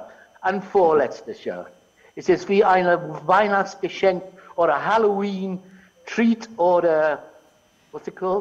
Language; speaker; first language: German; non-native, fluent; English